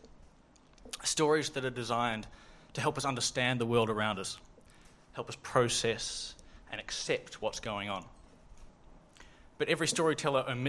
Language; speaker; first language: English; native; English